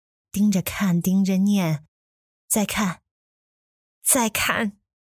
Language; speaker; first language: Chinese; native; Chinese